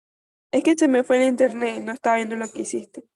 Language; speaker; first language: Spanish; native; Spanish